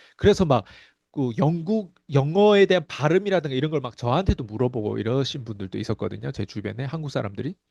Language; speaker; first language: Korean; non-native, fluent; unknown